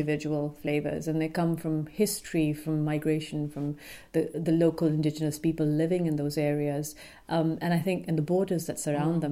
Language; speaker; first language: English; non-native, local second language; Urdu